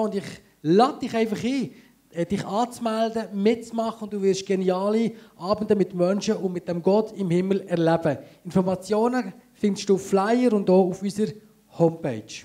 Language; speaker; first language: German; native; German